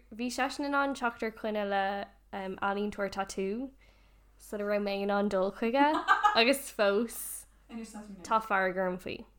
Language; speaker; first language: Irish; non-native, local second language; English